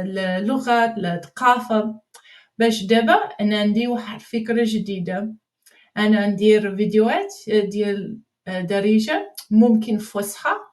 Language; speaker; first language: Arabic; non-native, learner; English